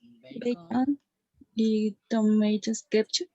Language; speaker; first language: English; non-native, learner; Spanish